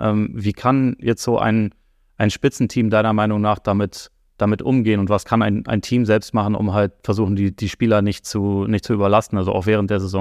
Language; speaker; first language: German; native; German